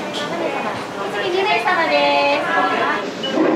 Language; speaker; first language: Japanese; native; Japanese